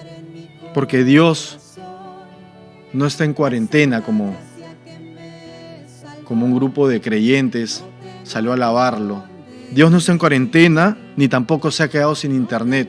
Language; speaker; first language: Spanish; native; Spanish